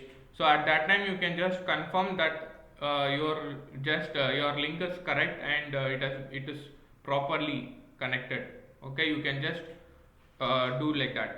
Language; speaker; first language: English; non-native, local second language; Kannada